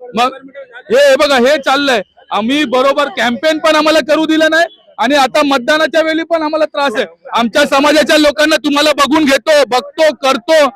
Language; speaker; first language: Marathi; non-native, local second language; Lambadi